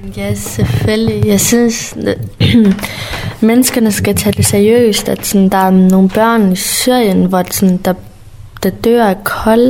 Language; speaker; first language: Danish; early bilingual, other home language; Kurdish